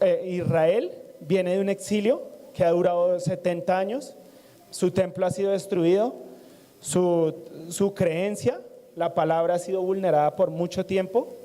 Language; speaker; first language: Spanish; native; Spanish